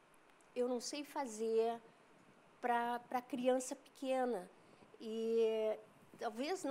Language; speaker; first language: Portuguese; native; Portuguese